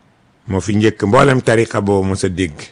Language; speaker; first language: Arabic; non-native, fluent; Wolof